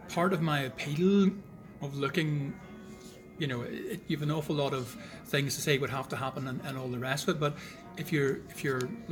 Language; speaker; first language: English; native; English